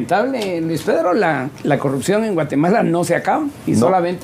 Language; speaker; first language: Spanish; native; Spanish